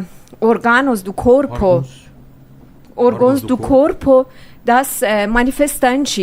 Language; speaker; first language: Portuguese; non-native, fluent; Persian